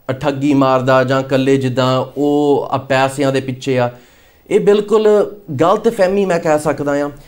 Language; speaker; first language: Punjabi; early bilingual, heritage; Punjabi